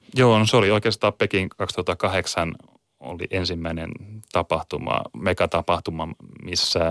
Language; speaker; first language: Finnish; native; Finnish